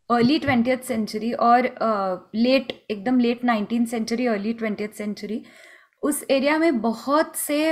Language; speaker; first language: Hindi; non-native, local second language; Marathi